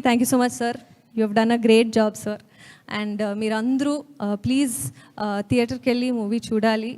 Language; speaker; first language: Telugu; non-native, learner; Kannada